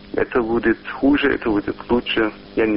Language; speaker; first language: Russian; non-native, local second language; Turkish